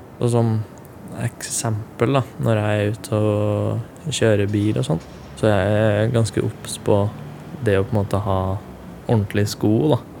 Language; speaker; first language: Norwegian; native; Norwegian